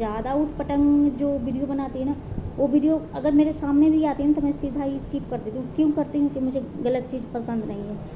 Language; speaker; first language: Hindi; native; Hindi